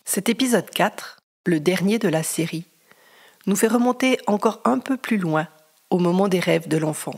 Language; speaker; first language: French; native; French